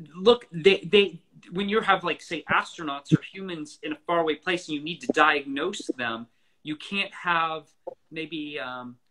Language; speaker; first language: English; native; English